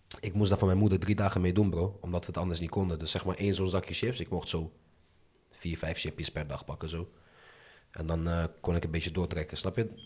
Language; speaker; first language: Dutch; early bilingual, other home language; Azerbaijani